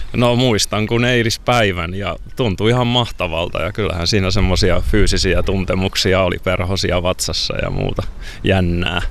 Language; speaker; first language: Finnish; native; Finnish